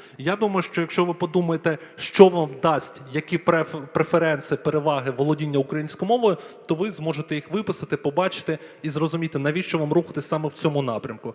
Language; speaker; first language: Ukrainian; non-native, local second language; Russian